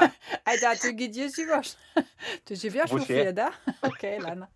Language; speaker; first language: Russian; non-native, learner; German